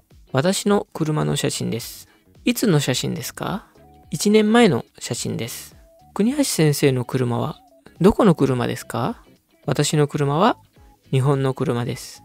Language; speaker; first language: Japanese; non-native, fluent; Indonesian